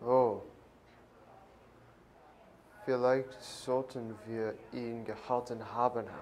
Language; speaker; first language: German; non-native, learner; English